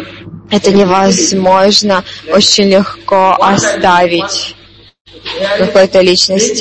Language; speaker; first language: Russian; non-native, fluent; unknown